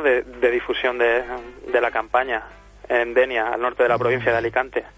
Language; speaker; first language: Spanish; native; Spanish